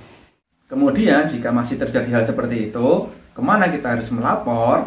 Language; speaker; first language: Indonesian; native; Indonesian